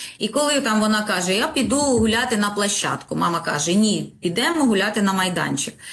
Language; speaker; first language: Ukrainian; non-native, local second language; Russian